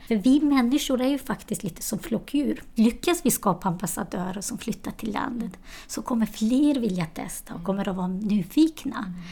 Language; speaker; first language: Swedish; non-native, fluent; Albanian